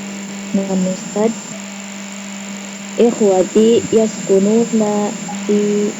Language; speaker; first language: Arabic; non-native, learner; Indonesian